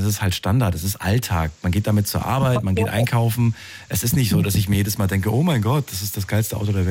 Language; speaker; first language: German; native; German